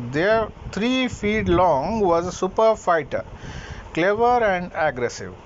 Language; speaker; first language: English; non-native, local second language; Hindi